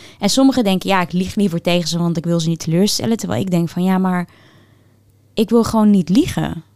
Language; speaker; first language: Dutch; early bilingual, other home language; Turkish